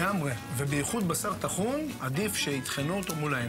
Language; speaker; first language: Hebrew; native; Hebrew